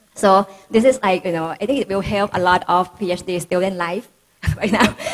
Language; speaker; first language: English; non-native, fluent; Thai